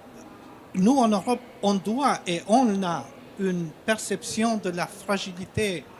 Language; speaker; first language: French; non-native, fluent; Albanian